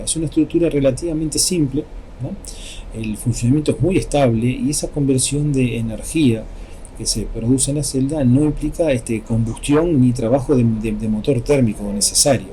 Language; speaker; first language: Spanish; native; Spanish